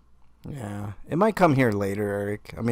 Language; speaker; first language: English; native; English